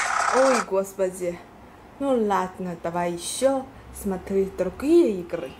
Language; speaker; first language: Russian; non-native, learner; Chinese